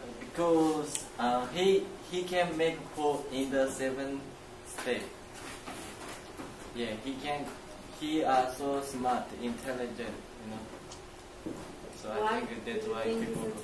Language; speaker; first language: English; non-native, learner; Chinese